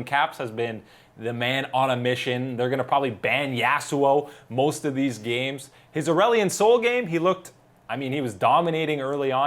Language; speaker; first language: English; native; English